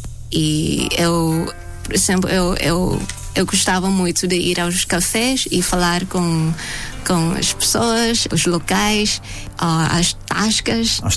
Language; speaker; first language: Portuguese; non-native, fluent; Thai